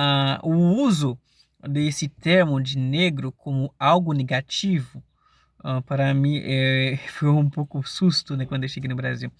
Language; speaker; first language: Portuguese; non-native, fluent; Haitian Creole